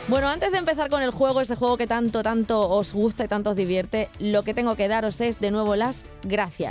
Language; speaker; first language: Spanish; native; Spanish